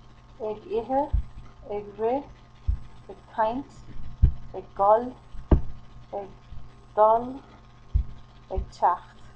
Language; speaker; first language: Irish; non-native, learner; English